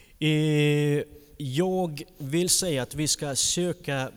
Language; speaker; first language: Swedish; non-native, fluent; Ukrainian